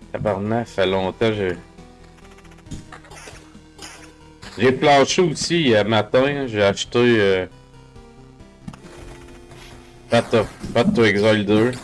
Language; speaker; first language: French; native; French